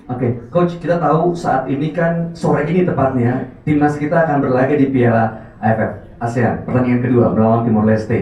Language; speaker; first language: Indonesian; native; Indonesian